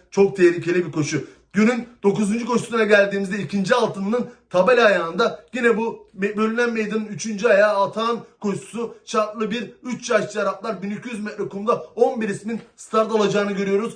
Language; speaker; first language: Turkish; native; Turkish